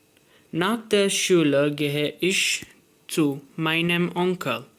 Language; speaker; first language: German; non-native, learner; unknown